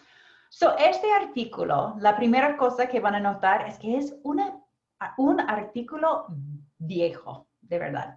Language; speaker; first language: Spanish; non-native, fluent; English